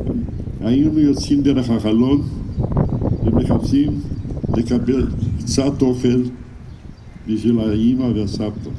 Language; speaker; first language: Hebrew; non-native, fluent; Romanian